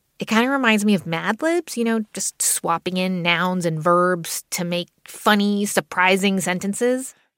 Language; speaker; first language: English; native; English